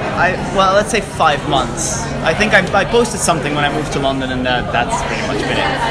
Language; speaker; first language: English; non-native, fluent; Dutch